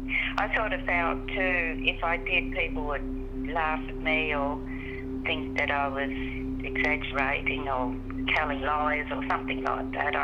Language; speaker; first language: English; native; English